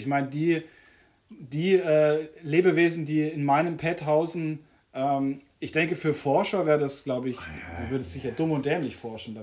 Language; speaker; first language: German; native; German